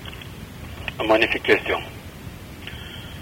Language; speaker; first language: French; non-native, fluent; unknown